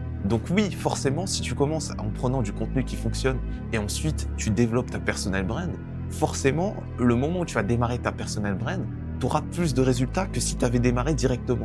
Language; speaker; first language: French; native; French